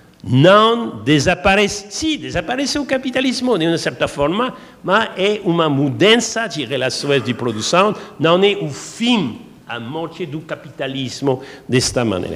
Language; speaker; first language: Portuguese; non-native, learner; French